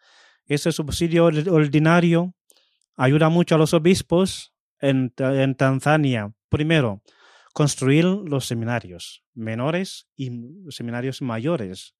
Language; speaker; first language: Spanish; non-native, fluent; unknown